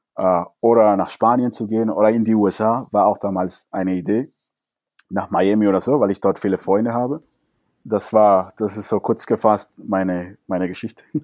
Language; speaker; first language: German; non-native, fluent; Spanish